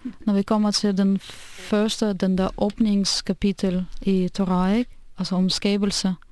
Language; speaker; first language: Danish; non-native, fluent; Russian